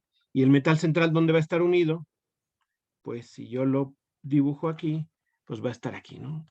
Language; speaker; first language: Spanish; native; Spanish